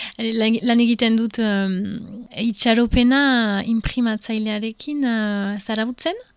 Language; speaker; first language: Basque; non-native, local second language; French